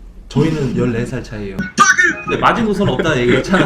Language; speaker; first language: Korean; native; Korean